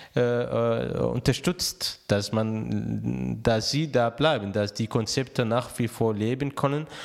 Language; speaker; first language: German; non-native, fluent; Arabic